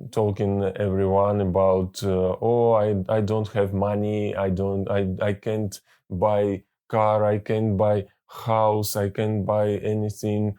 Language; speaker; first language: English; non-native, learner; Russian